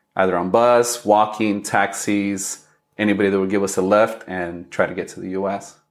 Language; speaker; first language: English; early bilingual, other home language; Spanish